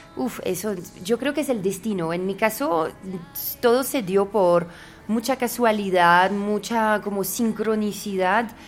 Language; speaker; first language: Spanish; non-native, fluent; French